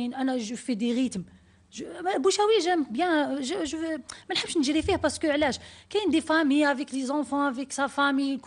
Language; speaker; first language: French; non-native, learner; Arabic